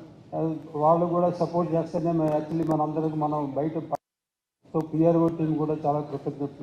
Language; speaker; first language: Telugu; native; Telugu